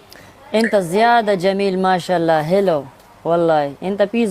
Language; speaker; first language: Arabic; non-native, learner; Pashto